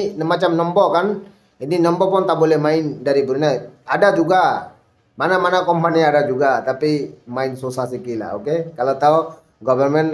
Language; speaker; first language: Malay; non-native, fluent; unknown